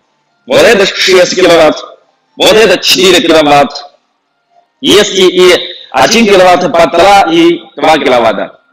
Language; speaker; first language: Russian; non-native, fluent; Chinese